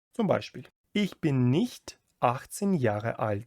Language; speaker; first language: German; non-native, fluent; Ukrainian